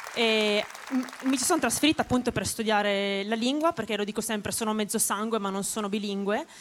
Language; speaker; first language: Italian; native; Italian